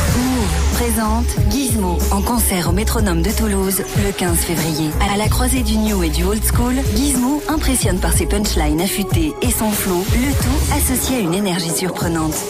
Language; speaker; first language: French; non-native, fluent; English